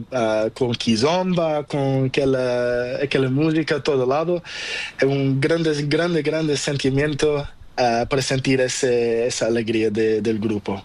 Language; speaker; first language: Spanish; non-native, learner; Portuguese